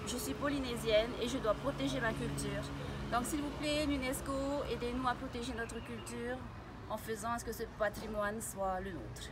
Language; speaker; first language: French; native; French